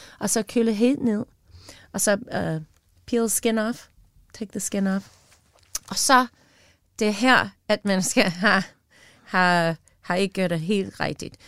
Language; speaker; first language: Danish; non-native, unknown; English